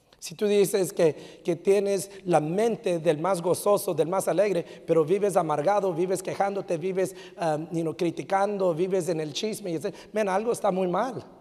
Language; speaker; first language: Spanish; early bilingual, heritage; Spanish